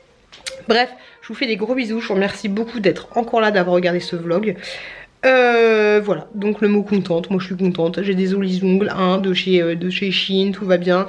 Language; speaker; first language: French; native; French